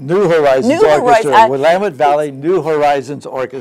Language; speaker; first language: English; native; English